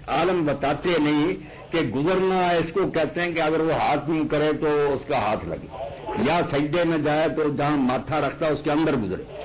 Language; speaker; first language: Urdu; non-native, local second language; Punjabi